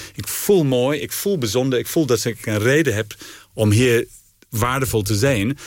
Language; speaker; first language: Dutch; non-native, fluent; English